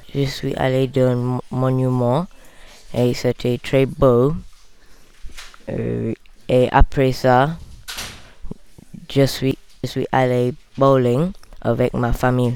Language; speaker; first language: French; non-native, learner; English